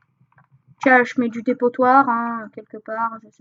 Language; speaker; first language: French; native; French